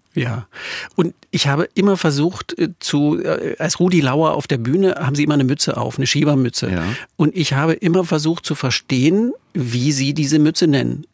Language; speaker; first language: German; native; German